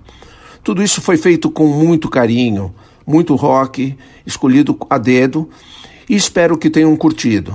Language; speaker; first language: Portuguese; native; Portuguese